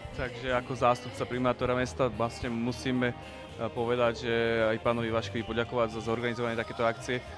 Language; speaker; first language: Slovak; native; Slovak